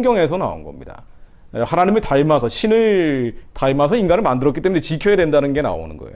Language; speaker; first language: Korean; native; Korean